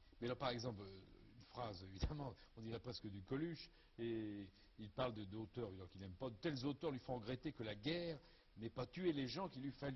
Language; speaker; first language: French; native; French